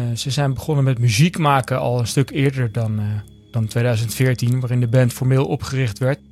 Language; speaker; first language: Dutch; native; Dutch